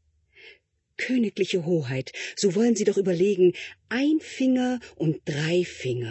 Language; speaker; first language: German; native; German